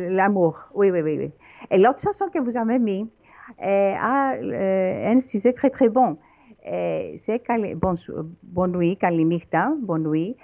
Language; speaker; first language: French; non-native, learner; Greek